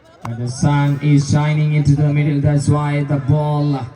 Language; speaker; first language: English; non-native, local second language; Malayalam